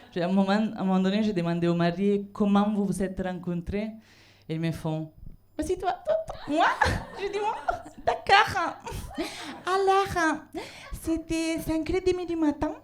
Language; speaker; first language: French; non-native, fluent; Italian